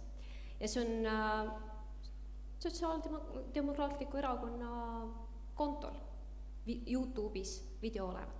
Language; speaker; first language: Estonian; early bilingual, heritage; Estonian